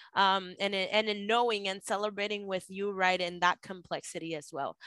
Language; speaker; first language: English; non-native, fluent; Spanish